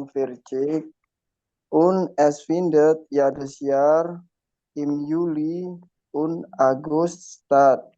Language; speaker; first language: German; non-native, learner; Indonesian